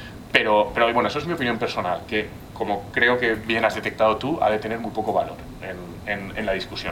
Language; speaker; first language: Spanish; native; Spanish